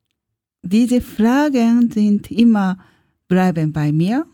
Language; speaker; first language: German; non-native, learner; Japanese